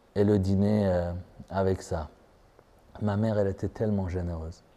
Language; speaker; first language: French; non-native, fluent; Persian